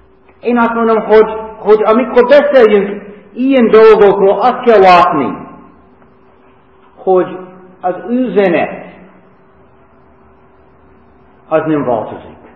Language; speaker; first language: Hungarian; non-native, fluent; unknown